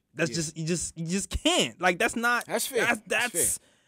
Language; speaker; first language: English; native; English